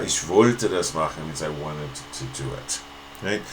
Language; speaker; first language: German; non-native, fluent; English